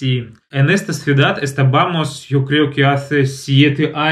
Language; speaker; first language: Spanish; non-native, fluent; Russian